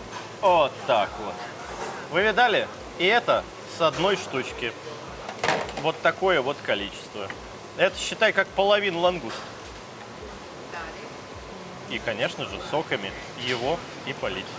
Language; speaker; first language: Russian; native; Russian